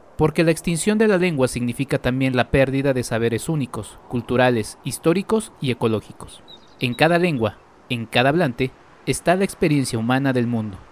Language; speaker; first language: Spanish; native; Spanish